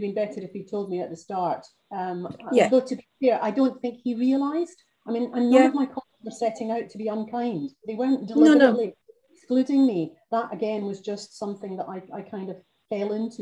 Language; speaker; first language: English; native; English